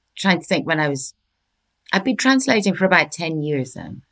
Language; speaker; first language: English; early bilingual, other home language; Norwegian